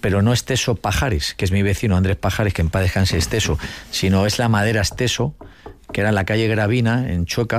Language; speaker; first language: Spanish; native; Spanish